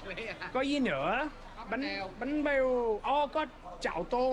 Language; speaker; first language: Vietnamese; non-native, fluent; English